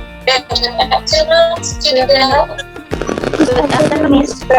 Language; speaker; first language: English; non-native, learner; Indonesian